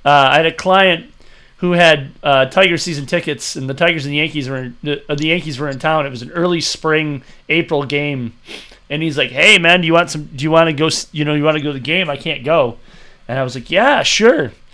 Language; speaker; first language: English; native; English